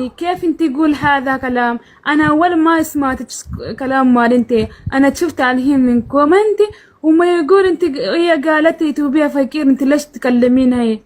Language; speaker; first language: Arabic; non-native, learner; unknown